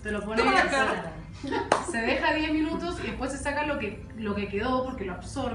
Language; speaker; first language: Spanish; native; Spanish